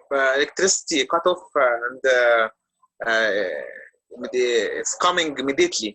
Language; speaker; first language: English; non-native, learner; Arabic